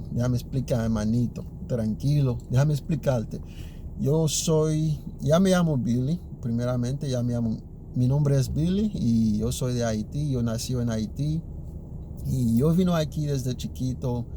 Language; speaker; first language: Spanish; early bilingual, other home language; Haitian Creole